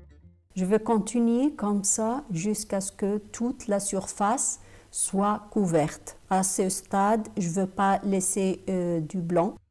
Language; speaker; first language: French; non-native, fluent; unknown